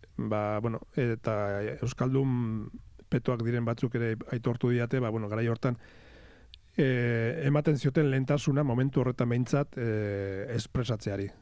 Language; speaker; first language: Basque; native; Basque